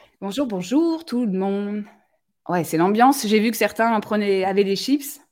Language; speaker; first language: French; native; French